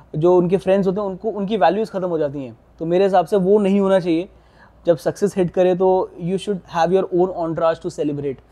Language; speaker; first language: Hindi; native; Hindi